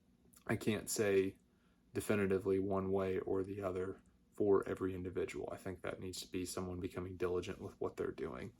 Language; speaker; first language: English; native; English